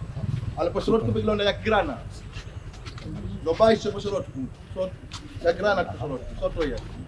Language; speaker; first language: Polish; non-native, learner; Swahili